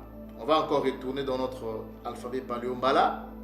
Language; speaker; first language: French; non-native, local second language; Kongo